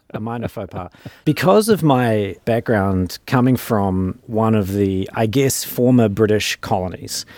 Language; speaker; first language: English; native; English